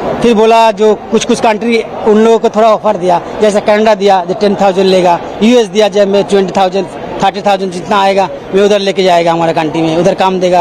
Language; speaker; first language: Hindi; non-native, learner; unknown